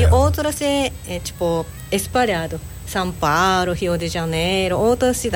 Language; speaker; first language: Portuguese; non-native, learner; Japanese